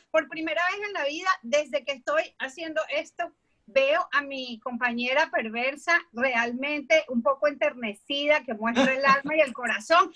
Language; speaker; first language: Spanish; native; Spanish